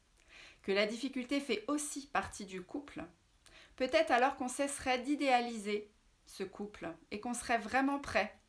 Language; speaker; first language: French; native; French